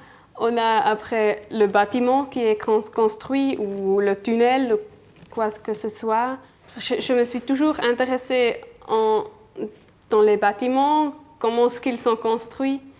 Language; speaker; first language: French; non-native, local second language; German